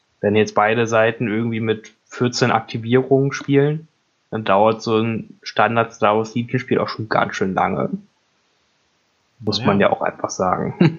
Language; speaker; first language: German; native; German